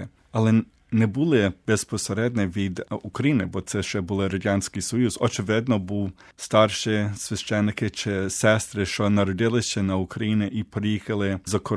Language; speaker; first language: Ukrainian; early bilingual, heritage; Ukrainian